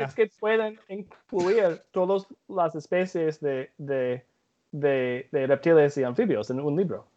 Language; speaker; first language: Spanish; non-native, learner; English